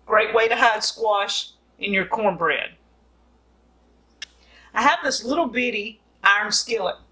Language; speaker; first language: English; native; English